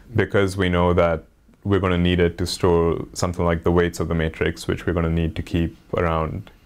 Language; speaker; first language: English; non-native, local second language; Hindi